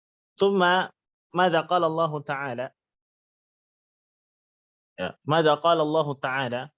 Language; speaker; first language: Arabic; non-native, fluent; Indonesian